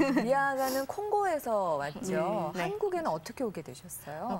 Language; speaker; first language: Korean; native; Korean